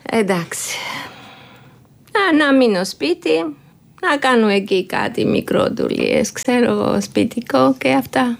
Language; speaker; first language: Greek; non-native, learner; Georgian